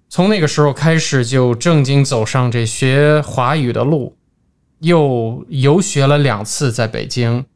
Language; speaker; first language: Chinese; non-native, fluent; English